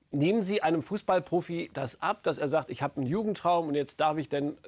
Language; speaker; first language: German; native; German